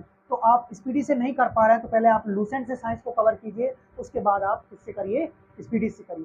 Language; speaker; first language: Hindi; native; Hindi